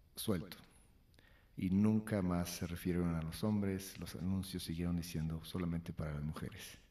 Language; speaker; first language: Spanish; native; Spanish